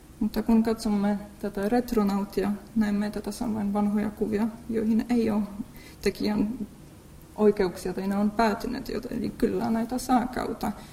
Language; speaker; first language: Finnish; non-native, fluent; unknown